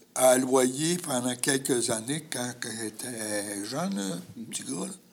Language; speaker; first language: French; native; French